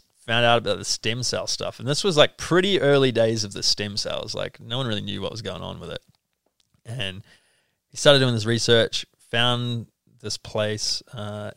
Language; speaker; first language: English; native; English